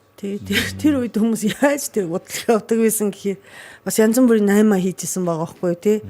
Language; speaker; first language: Mongolian; non-native, fluent; Japanese